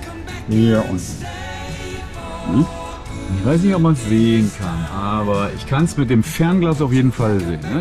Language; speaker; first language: German; native; German